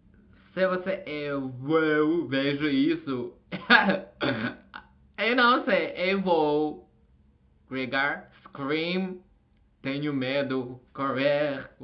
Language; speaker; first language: Portuguese; non-native, learner; Azerbaijani